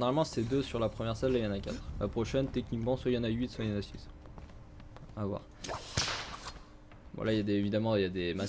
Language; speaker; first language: French; native; French